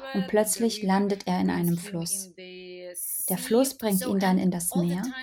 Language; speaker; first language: German; non-native, fluent; Ukrainian